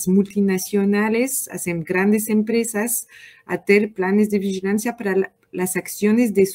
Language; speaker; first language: Portuguese; non-native, learner; French